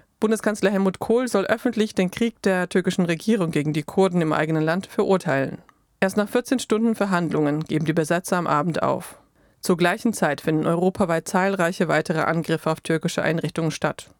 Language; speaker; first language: German; native; German